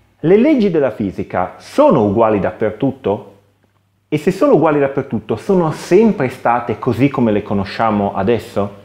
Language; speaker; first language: Italian; native; Italian